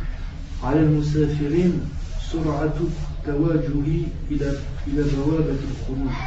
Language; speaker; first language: Arabic; non-native, learner; French